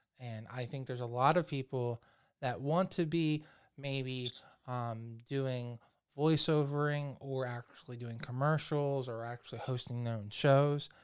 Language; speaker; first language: English; native; English